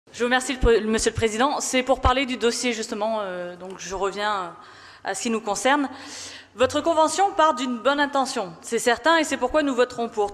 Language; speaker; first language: French; native; French